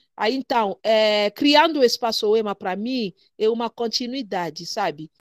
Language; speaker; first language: Portuguese; non-native, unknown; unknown